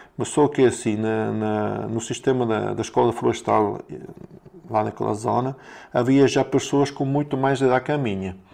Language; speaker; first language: Portuguese; non-native, learner; Italian